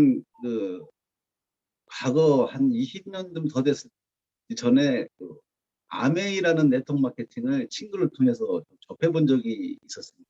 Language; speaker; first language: Korean; native; Korean